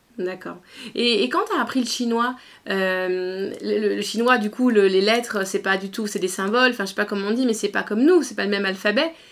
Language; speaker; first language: French; native; French